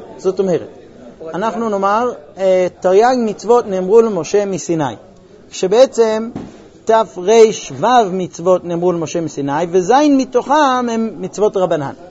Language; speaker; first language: Hebrew; early bilingual, heritage; Hebrew